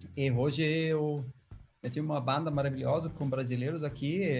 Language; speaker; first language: Portuguese; non-native, learner; German